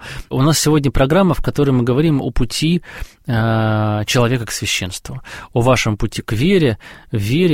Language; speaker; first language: Russian; native; Russian